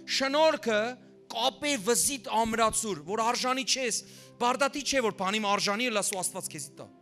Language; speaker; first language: Armenian; early bilingual, heritage; Armenian